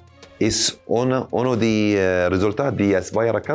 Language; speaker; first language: Spanish; non-native, learner; Arabic